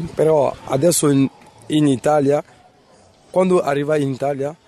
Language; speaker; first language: Italian; non-native, learner; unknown